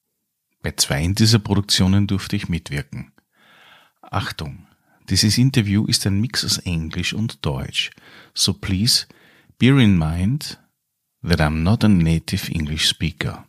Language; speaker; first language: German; native; German